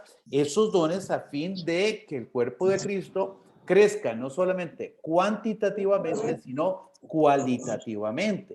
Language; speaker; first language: Spanish; native; Spanish